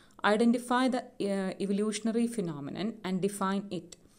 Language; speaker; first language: English; non-native, local second language; Malayalam